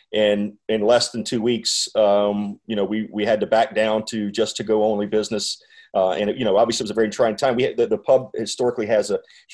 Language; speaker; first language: English; native; English